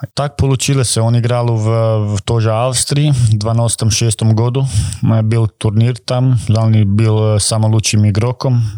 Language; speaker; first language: Russian; non-native, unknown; Croatian